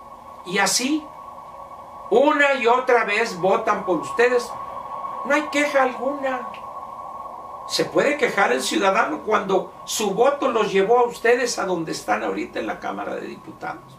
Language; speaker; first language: Spanish; native; Spanish